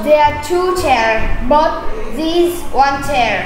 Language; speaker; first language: English; non-native, learner; Vietnamese